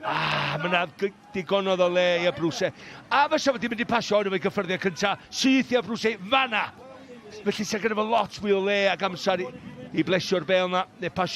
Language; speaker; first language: Welsh; native; Welsh